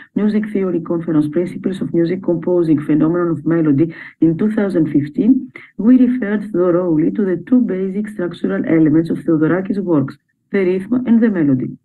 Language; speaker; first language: English; non-native, fluent; Greek